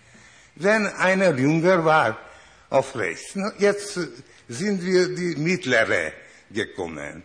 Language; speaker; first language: German; non-native, learner; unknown